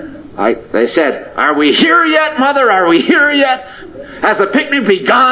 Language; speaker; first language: English; native; English